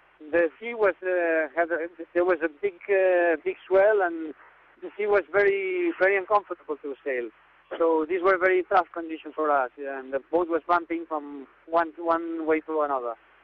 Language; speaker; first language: English; non-native, fluent; Catalan